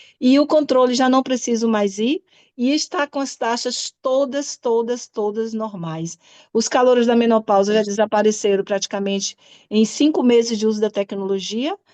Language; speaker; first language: Portuguese; native; Portuguese